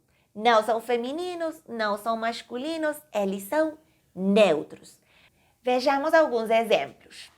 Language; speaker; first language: Portuguese; non-native, fluent; Spanish